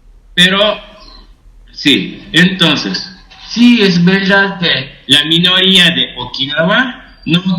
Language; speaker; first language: Spanish; non-native, fluent; Japanese